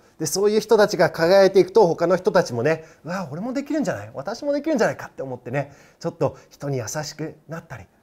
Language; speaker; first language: Japanese; non-native, fluent; English